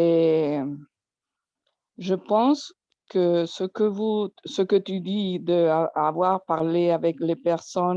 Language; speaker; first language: French; non-native, learner; Spanish